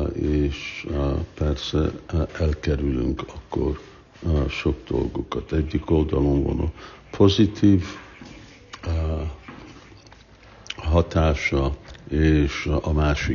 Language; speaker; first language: Hungarian; early bilingual, heritage; Hungarian